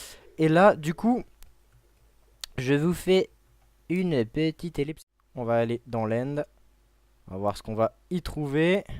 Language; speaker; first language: French; native; French